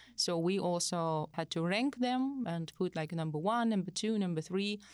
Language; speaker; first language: English; non-native, fluent; Russian